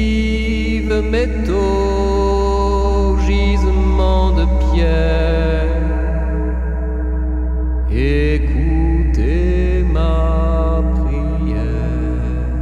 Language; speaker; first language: French; native; French